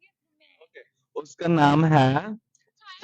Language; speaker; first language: Hindi; non-native, learner; Bangla